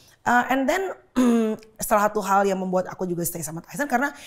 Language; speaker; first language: Indonesian; native; Indonesian